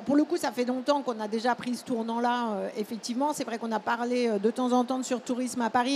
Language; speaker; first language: French; native; French